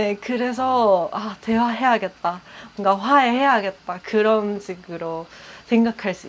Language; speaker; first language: Korean; non-native, fluent; Japanese